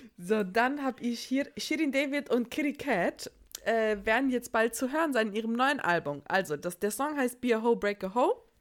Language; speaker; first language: German; early bilingual, other home language; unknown